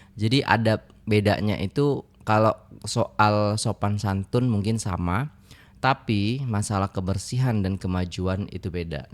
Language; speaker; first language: Indonesian; native; Indonesian